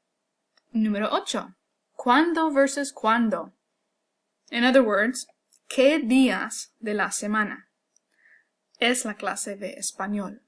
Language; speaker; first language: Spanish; non-native, fluent; English